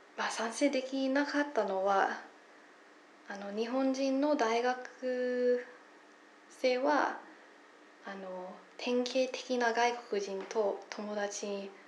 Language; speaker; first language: Japanese; non-native, fluent; English